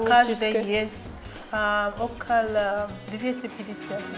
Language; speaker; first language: Russian; non-native, learner; Igbo